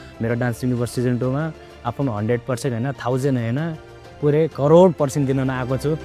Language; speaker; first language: Nepali; non-native, local second language; Eastern Tamang